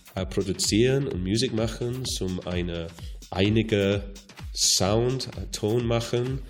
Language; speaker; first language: German; non-native, learner; English